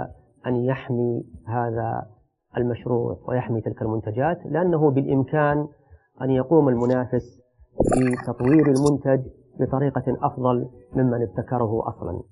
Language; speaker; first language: Arabic; native; Arabic